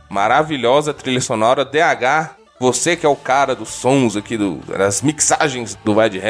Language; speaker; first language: Portuguese; native; Portuguese